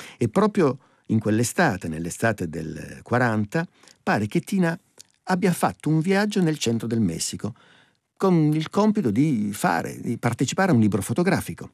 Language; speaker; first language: Italian; native; Italian